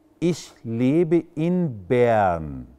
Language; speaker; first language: German; non-native, fluent; Arabic